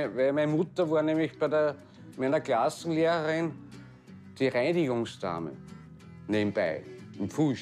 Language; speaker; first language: German; native; German